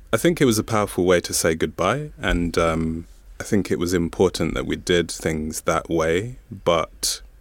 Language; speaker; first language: English; non-native, local second language; Bemba